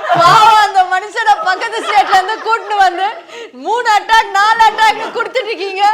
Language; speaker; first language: Tamil; native; Tamil